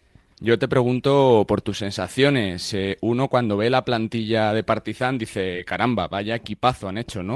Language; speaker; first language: Spanish; native; Spanish